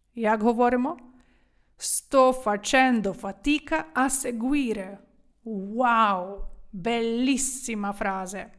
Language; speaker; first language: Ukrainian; native; Ukrainian